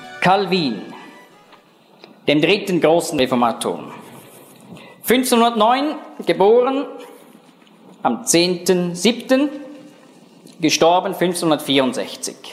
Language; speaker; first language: German; native; German